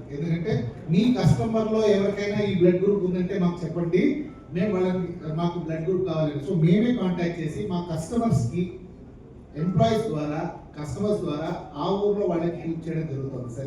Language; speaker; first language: Telugu; native; Telugu